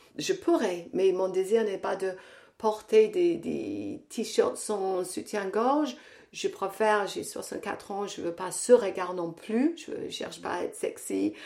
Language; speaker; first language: French; non-native, fluent; English